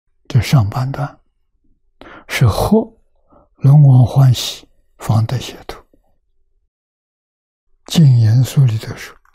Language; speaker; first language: Chinese; native; Chinese